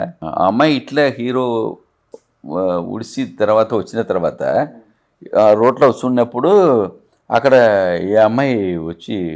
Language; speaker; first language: Telugu; non-native, learner; Tamil